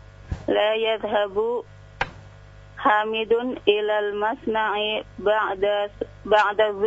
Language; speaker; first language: Arabic; non-native, learner; Indonesian